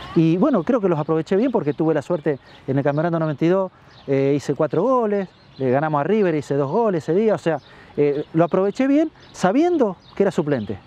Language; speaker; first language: Spanish; native; Spanish